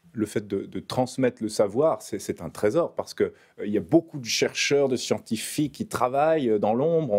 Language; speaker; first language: French; native; French